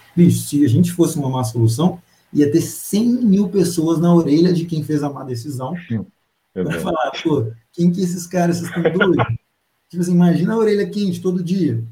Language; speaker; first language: Portuguese; native; Portuguese